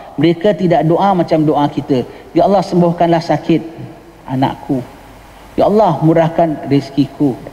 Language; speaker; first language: Malay; native; Malay